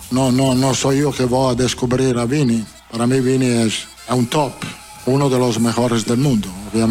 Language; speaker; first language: Portuguese; non-native, fluent; Italian